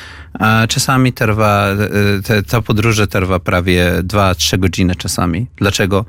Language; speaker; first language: Polish; non-native, fluent; Arabic